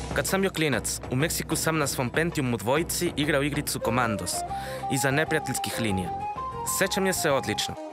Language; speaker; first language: Serbian; non-native, fluent; Spanish